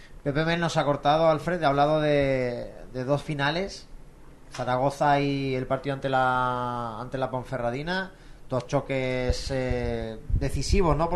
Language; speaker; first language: Spanish; native; Spanish